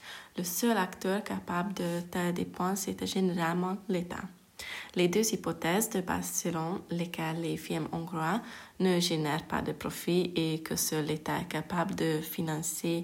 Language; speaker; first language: French; non-native, fluent; Hungarian